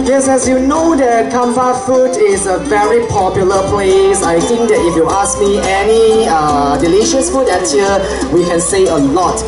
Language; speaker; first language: English; non-native, local second language; Chinese